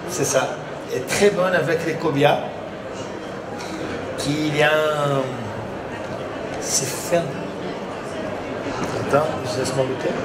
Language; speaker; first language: French; non-native, learner; Portuguese